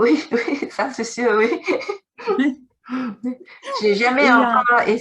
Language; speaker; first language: French; non-native, learner; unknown